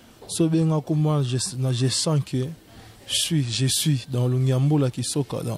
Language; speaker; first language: French; non-native, local second language; Lingala